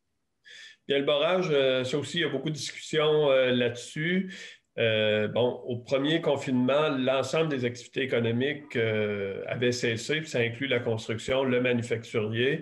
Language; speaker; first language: French; native; French